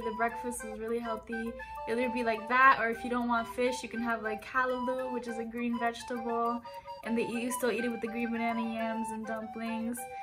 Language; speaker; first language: English; early bilingual, other home language; Japanese